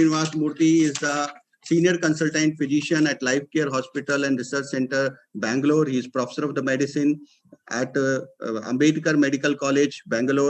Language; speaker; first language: English; non-native, local second language; Hindi